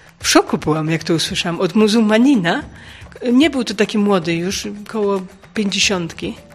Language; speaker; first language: Polish; native; Polish